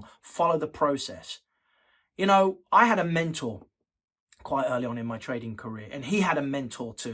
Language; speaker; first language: English; native; English